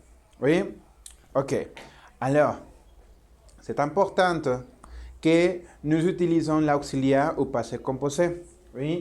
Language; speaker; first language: French; non-native, learner; Spanish